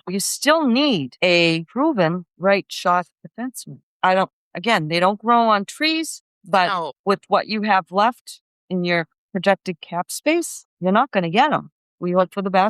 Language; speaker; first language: English; native; English